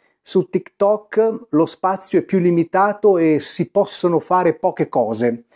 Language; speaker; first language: Italian; native; Italian